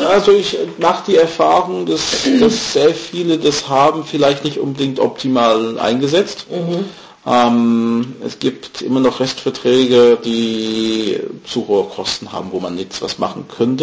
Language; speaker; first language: German; non-native, fluent; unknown